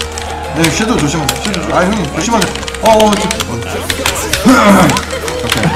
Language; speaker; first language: Korean; native; Korean